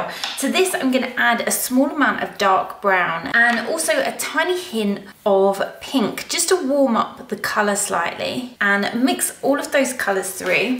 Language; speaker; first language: English; native; English